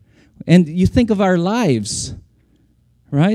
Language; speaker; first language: English; non-native, local second language; Filipino